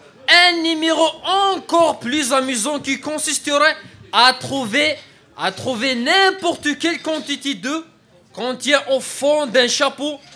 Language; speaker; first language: French; non-native, learner; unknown